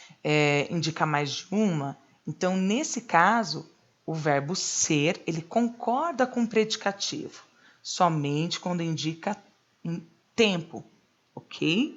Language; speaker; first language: Portuguese; native; Portuguese